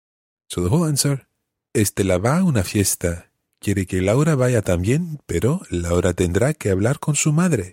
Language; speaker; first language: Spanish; non-native, fluent; English